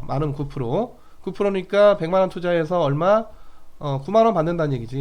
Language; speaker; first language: Korean; native; Korean